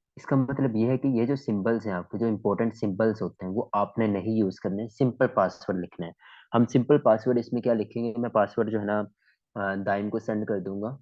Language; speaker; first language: Urdu; non-native, local second language; Punjabi